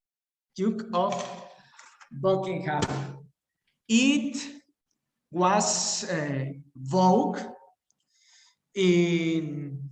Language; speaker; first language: English; non-native, learner; Spanish